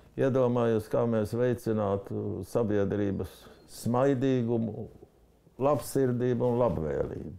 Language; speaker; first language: Latvian; native; Latvian